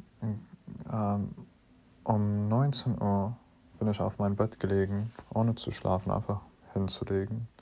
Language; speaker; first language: German; non-native, fluent; English